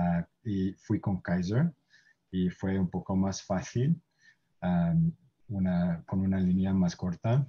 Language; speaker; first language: Spanish; non-native, fluent; English